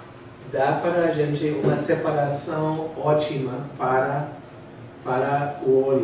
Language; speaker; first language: Portuguese; non-native, fluent; English